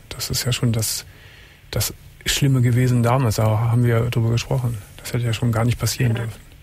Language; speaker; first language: German; native; German